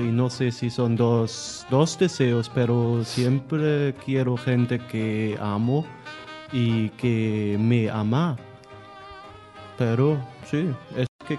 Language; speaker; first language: Spanish; non-native, learner; German